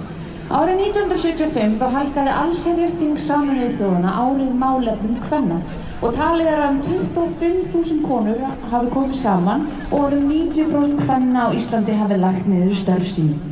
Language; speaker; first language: Icelandic; native; Icelandic